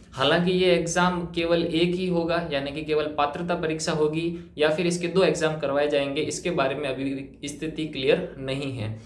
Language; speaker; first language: Hindi; native; Hindi